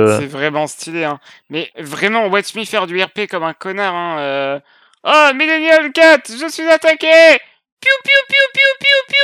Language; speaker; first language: French; native; French